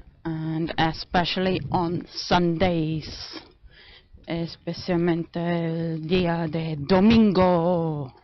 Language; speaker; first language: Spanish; non-native, fluent; German